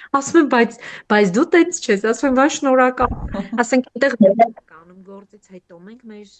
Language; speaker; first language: Armenian; native; Armenian